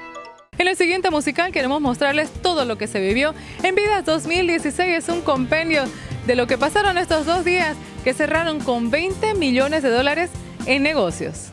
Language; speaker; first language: Spanish; native; Spanish